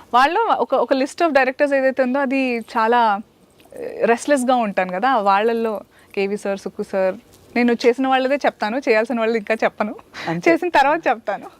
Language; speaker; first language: Telugu; native; Telugu